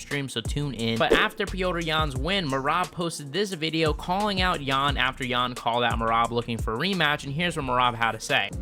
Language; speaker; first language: English; native; English